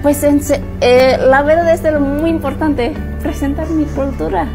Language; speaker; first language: Spanish; non-native, learner; Indonesian